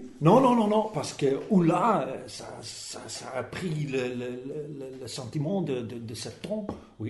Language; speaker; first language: French; non-native, learner; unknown